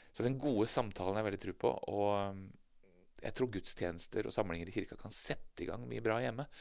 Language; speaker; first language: Norwegian; native; Norwegian